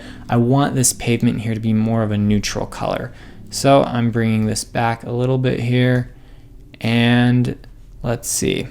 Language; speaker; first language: English; native; English